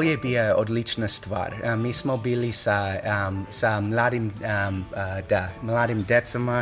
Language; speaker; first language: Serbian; non-native, learner; English